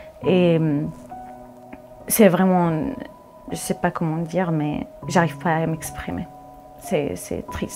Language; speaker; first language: French; non-native, fluent; Arabic